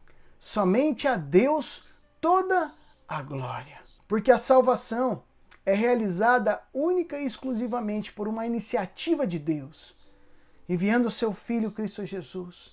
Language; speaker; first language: Portuguese; native; Portuguese